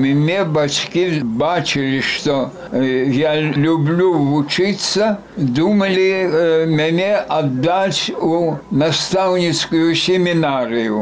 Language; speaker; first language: Belarusian; native; Belarusian